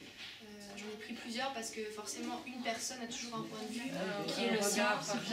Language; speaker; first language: French; native; French